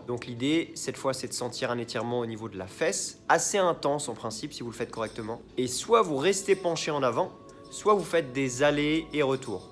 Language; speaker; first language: French; native; French